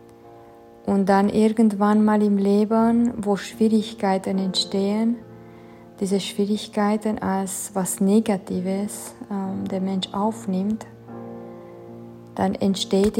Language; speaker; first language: German; non-native, fluent; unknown